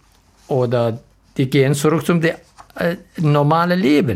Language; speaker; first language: German; non-native, learner; Arabic